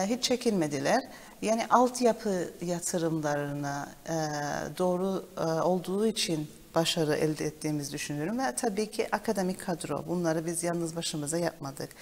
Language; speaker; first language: Turkish; early bilingual, heritage; Turkish